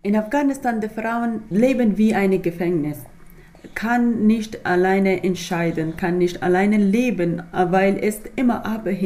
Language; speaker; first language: German; non-native, learner; Persian